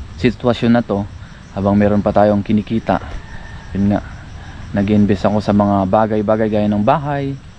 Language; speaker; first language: Filipino; native; Filipino